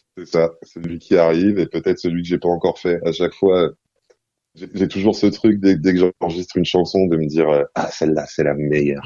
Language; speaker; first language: French; non-native, fluent; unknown